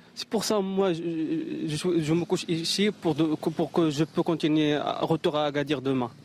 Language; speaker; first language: French; non-native, local second language; Arabic